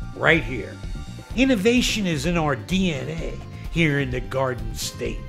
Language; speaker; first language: English; native; English